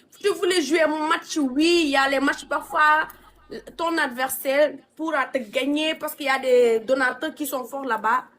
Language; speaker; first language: French; non-native, local second language; Wolof